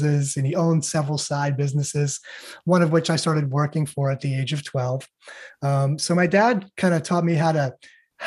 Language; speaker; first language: English; native; English